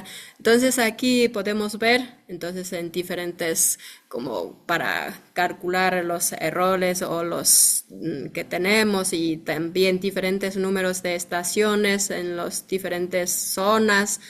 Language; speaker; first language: Spanish; non-native, fluent; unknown